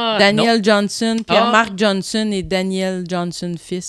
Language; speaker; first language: French; native; French